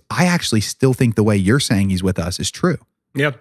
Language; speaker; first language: English; native; English